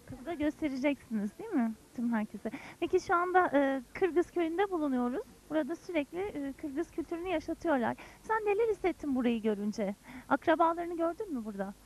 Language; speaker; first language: Turkish; native; Turkish